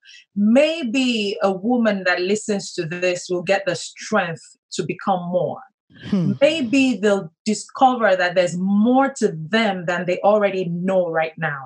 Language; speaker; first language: English; non-native, local second language; Yoruba